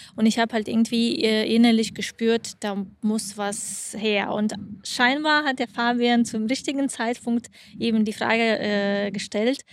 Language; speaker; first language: German; non-native, fluent; Lithuanian